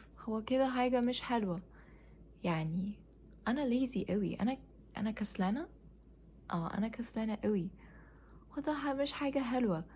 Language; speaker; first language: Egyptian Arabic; non-native, learner; English